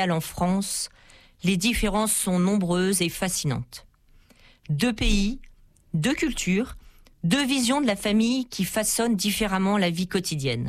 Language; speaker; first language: French; native; French